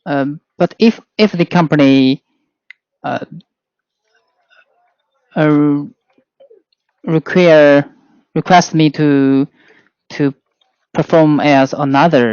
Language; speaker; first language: English; non-native, learner; Chinese